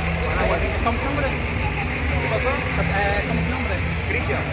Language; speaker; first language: Spanish; non-native, learner; English